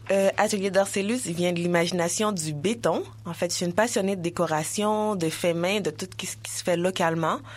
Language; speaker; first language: French; early bilingual, other home language; Haitian Creole